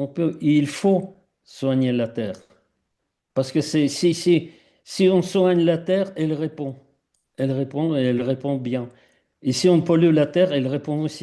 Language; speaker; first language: French; non-native, fluent; Russian